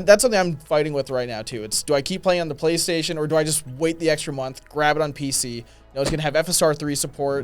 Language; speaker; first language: English; native; English